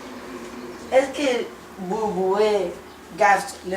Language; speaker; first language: French; non-native, learner; Spanish